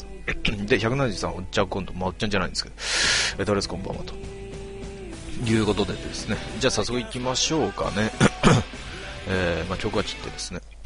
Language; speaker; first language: Japanese; native; Japanese